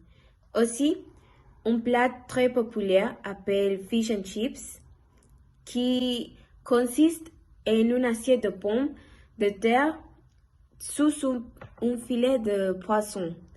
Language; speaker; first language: French; non-native, learner; Spanish